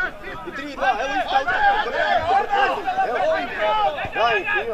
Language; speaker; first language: Serbian; native; Serbian